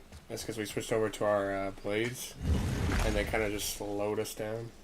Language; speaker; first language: English; native; English